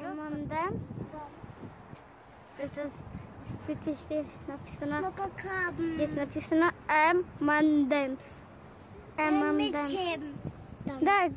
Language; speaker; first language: Russian; early bilingual, other home language; Tajik